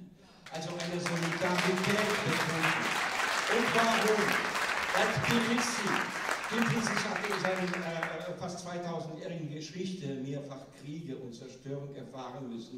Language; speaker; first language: German; non-native, learner; Georgian